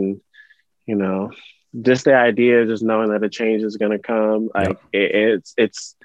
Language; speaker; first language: English; native; English